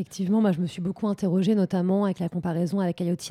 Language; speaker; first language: French; native; French